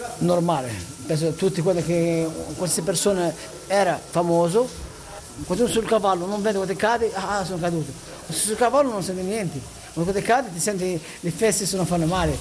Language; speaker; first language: Italian; non-native, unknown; Arabic